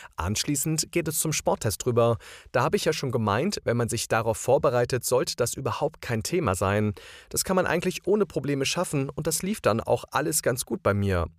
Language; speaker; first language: German; non-native, fluent; Croatian